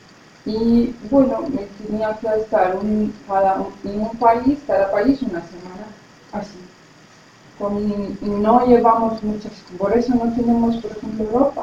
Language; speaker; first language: Spanish; non-native, fluent; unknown